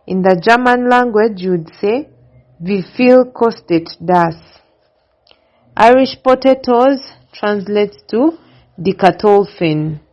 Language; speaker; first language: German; non-native, learner; English